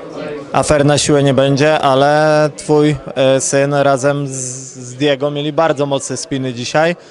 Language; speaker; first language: Polish; native; Polish